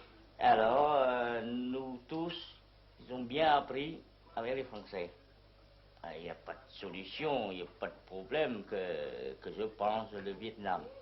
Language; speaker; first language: French; non-native, local second language; Vietnamese